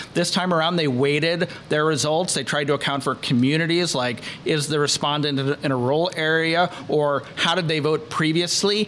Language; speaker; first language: English; native; English